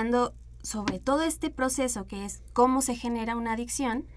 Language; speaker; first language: Spanish; native; Spanish